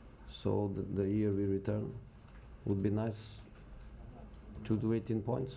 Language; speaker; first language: English; non-native, fluent; Portuguese